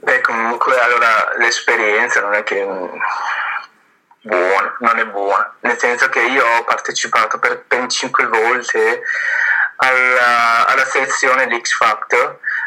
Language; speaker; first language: Italian; non-native, fluent; Chinese